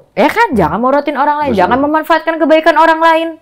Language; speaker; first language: Indonesian; native; Indonesian